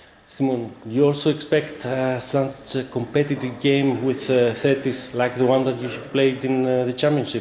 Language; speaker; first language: English; non-native, fluent; Greek